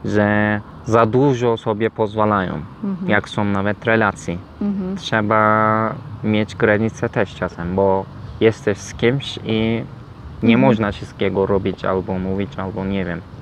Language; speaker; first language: Polish; non-native, learner; Turkish